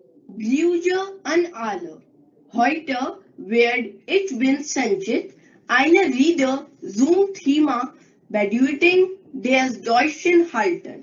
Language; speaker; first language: German; non-native, learner; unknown